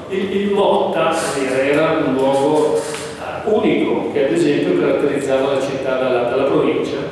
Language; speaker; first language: Italian; native; Italian